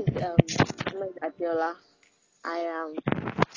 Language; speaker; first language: English; non-native, local second language; Yoruba